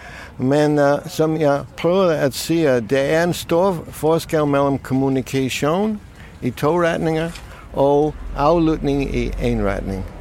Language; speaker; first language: Danish; non-native, fluent; English